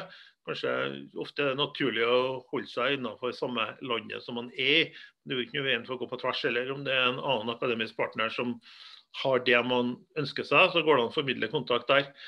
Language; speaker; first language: Norwegian; native; Norwegian